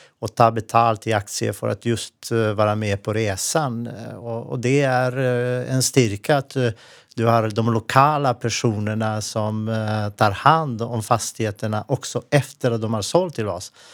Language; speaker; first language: Swedish; non-native, fluent; Serbian